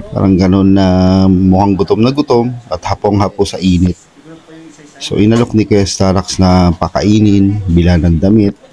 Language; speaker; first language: Filipino; native; Filipino